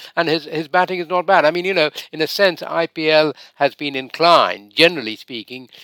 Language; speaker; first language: English; non-native, local second language; Bangla